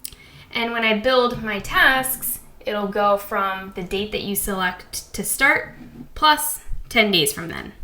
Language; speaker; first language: English; native; English